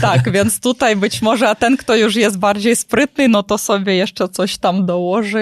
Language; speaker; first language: Polish; non-native, fluent; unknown